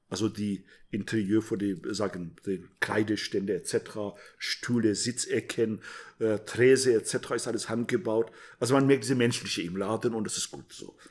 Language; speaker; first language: German; non-native, fluent; Persian